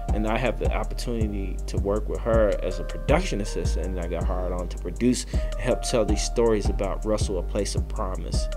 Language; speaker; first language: English; native; English